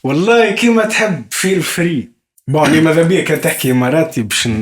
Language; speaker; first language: Arabic; native; Arabic